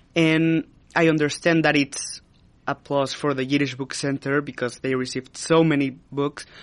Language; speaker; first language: English; non-native, fluent; Spanish